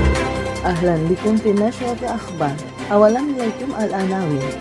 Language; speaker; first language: Arabic; non-native, fluent; Indonesian